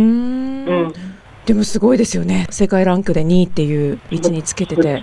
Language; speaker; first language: Japanese; native; Japanese